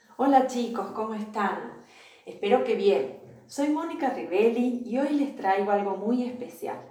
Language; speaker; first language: Spanish; native; Spanish